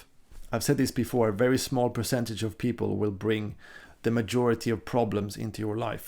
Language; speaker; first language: English; non-native, fluent; Swedish